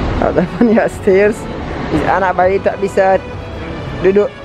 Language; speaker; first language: Indonesian; non-native, learner; Turkish